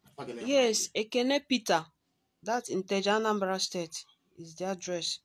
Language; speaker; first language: English; non-native, local second language; Igbo